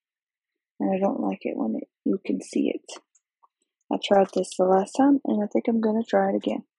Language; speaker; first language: English; native; English